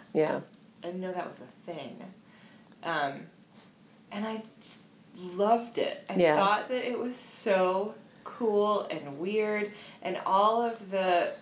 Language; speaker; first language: English; native; English